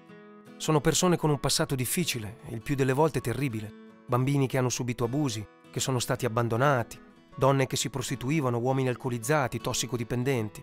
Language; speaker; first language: Italian; native; Italian